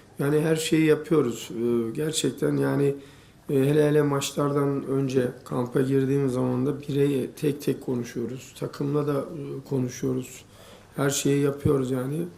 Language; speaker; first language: Turkish; native; Turkish